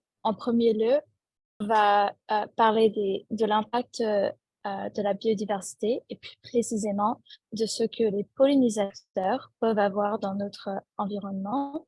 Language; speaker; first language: French; non-native, fluent; English